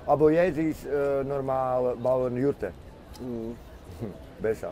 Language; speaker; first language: German; non-native, learner; Czech